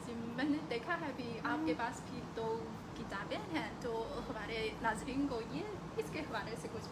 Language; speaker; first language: Hindi; non-native, fluent; Chinese